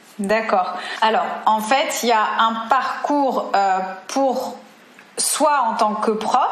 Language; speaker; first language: French; native; French